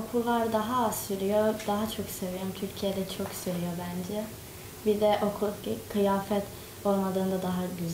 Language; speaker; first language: Turkish; early bilingual, heritage; Turkish